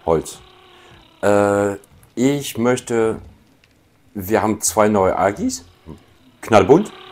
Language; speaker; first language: German; native; German